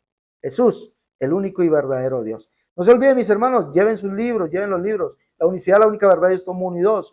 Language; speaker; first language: Spanish; native; Spanish